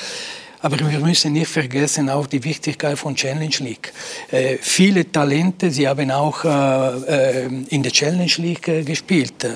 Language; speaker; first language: German; non-native, local second language; Italian